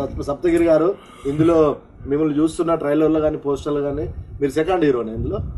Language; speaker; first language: Telugu; native; Telugu